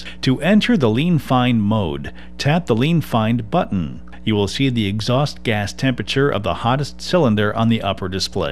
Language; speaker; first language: English; native; English